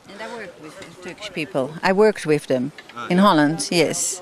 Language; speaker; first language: English; non-native, learner; Dutch